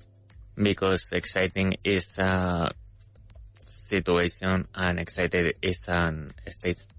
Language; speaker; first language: English; non-native, fluent; Spanish